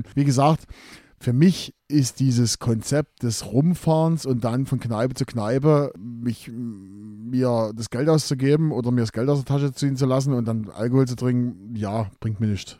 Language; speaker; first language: German; native; German